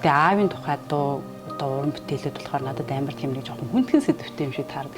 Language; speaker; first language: Mongolian; native; Mongolian